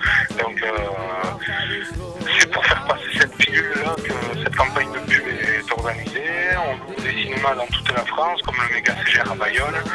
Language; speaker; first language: French; native; French